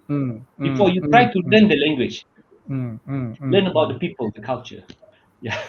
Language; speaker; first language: English; non-native, learner; Malay